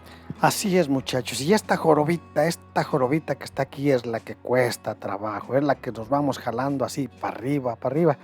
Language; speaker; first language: Spanish; native; Spanish